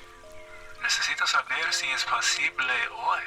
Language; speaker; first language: Spanish; non-native, learner; English